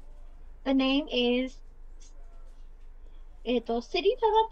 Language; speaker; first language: Japanese; non-native, learner; Burmese